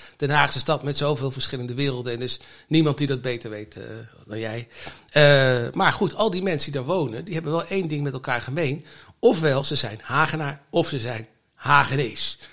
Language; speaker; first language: Dutch; native; Dutch